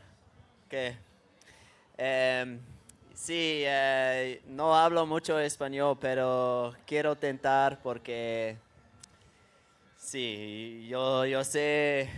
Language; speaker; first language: Spanish; non-native, learner; English